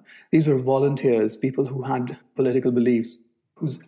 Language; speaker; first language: English; non-native, local second language; Urdu